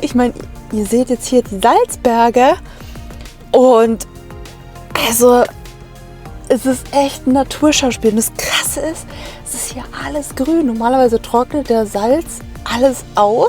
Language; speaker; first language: German; native; German